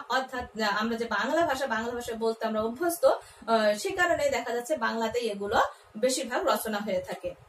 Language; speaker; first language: Bangla; native; Bangla